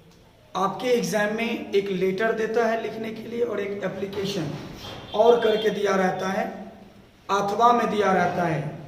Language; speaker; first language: Hindi; native; Hindi